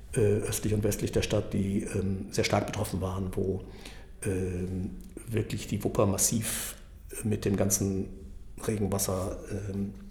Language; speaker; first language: German; native; German